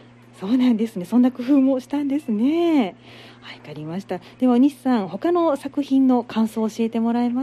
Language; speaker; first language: Japanese; native; Japanese